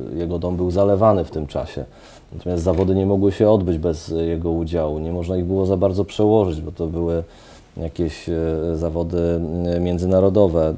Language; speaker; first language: Polish; native; Polish